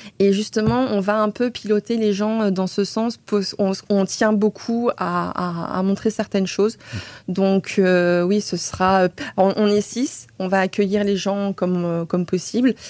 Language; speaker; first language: French; native; French